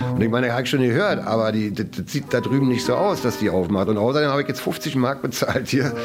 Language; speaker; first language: German; native; German